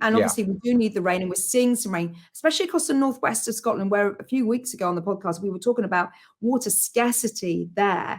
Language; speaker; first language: English; native; English